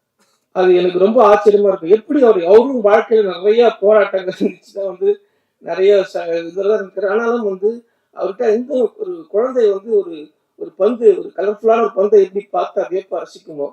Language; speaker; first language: Tamil; native; Tamil